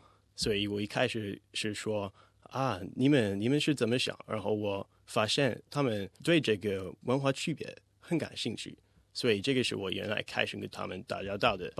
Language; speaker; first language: Chinese; non-native, fluent; English